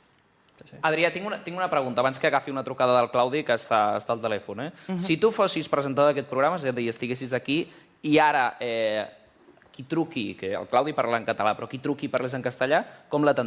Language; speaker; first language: Catalan; native; Catalan